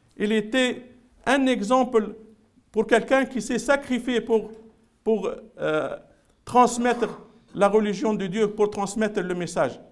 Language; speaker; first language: French; non-native, local second language; Arabic